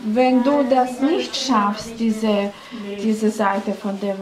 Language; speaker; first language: German; non-native, learner; Russian